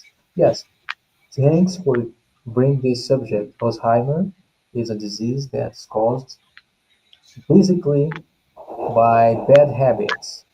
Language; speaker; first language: English; non-native, fluent; Portuguese